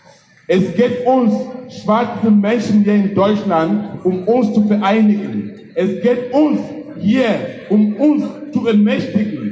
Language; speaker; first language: German; non-native, fluent; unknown